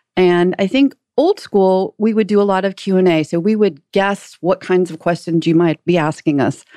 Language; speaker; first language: English; native; English